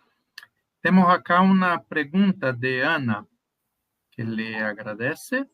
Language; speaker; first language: Spanish; non-native, fluent; Portuguese